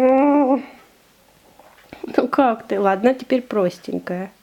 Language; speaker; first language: Russian; native; Russian